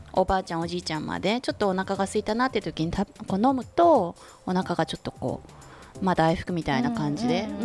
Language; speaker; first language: Japanese; non-native, fluent; Korean